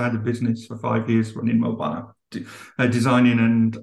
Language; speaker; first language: English; native; English